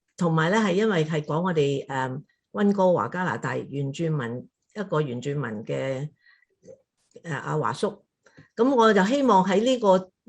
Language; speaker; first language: Cantonese; native; Cantonese